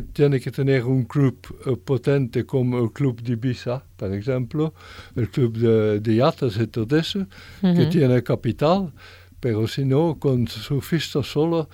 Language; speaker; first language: Spanish; non-native, fluent; French